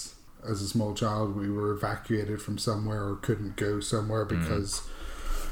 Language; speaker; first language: English; native; English